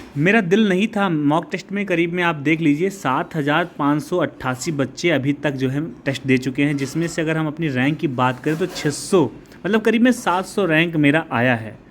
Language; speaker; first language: Hindi; native; Hindi